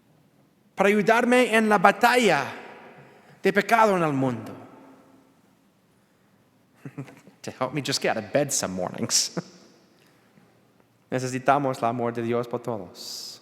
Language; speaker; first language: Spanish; non-native, learner; English